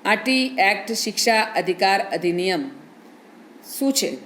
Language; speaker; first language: Hindi; non-native, local second language; Gujarati